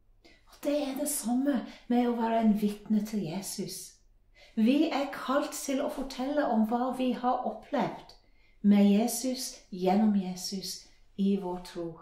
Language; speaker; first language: Norwegian; non-native, fluent; English